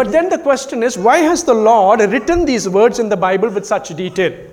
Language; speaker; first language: English; non-native, local second language; Tamil